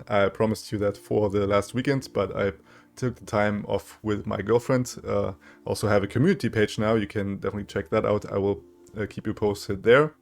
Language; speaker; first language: English; non-native, fluent; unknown